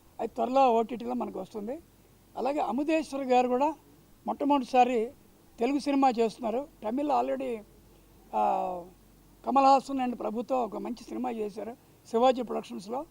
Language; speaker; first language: Telugu; native; Telugu